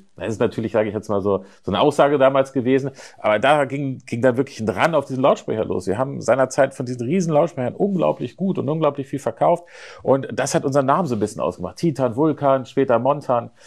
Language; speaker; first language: German; native; German